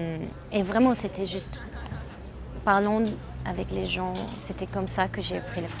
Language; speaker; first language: French; non-native, learner; English